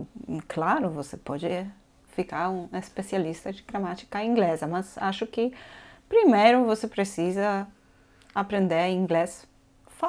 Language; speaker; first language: Portuguese; non-native, fluent; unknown